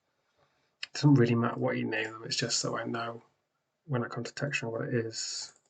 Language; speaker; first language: English; native; English